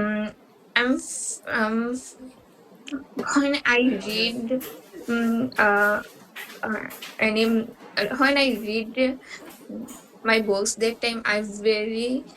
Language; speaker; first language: English; non-native, learner; Bangla